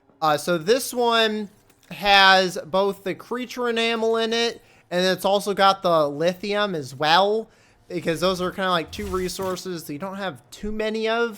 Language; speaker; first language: English; native; English